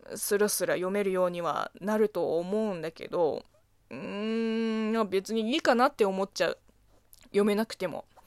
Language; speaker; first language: Japanese; non-native, fluent; Chinese